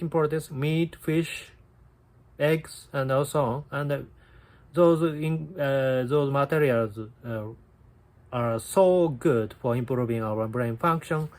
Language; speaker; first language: English; non-native, learner; Japanese